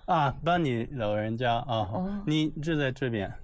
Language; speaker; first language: Chinese; non-native, learner; Japanese